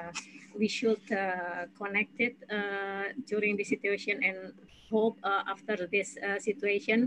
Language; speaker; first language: English; non-native, fluent; Indonesian